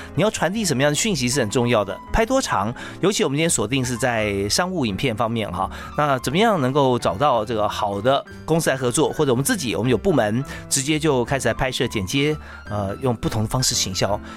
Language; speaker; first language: Chinese; native; Chinese